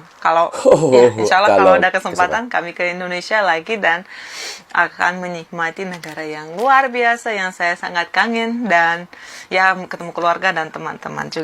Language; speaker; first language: Indonesian; non-native, fluent; French